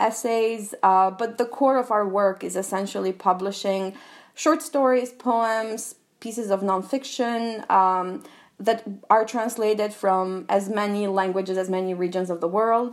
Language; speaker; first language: English; non-native, fluent; Albanian